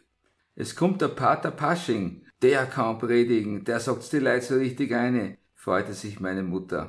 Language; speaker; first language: German; native; German